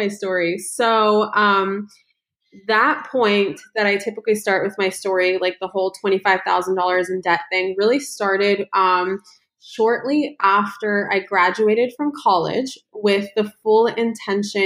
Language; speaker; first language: English; native; English